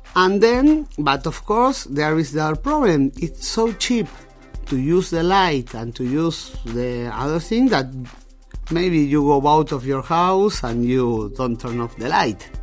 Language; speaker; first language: English; non-native, fluent; Spanish